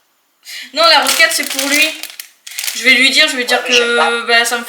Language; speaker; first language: French; native; French